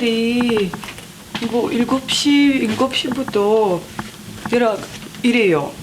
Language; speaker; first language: Korean; non-native, learner; Russian